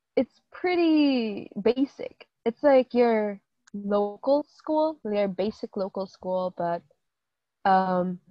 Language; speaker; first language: English; native; English